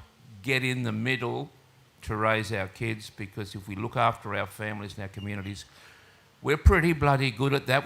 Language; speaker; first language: English; native; English